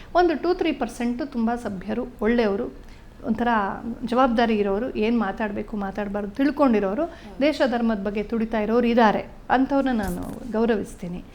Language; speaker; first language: Kannada; native; Kannada